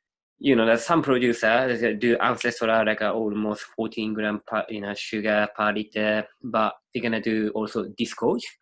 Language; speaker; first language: English; non-native, learner; Japanese